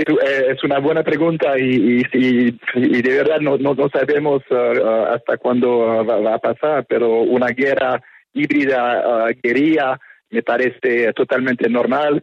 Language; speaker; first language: Spanish; non-native, fluent; French